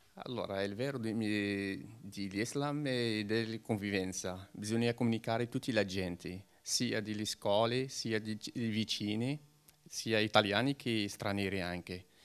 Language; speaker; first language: Italian; non-native, learner; Arabic